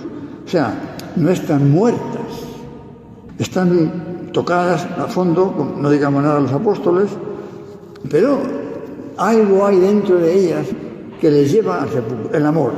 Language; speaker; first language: Spanish; native; Spanish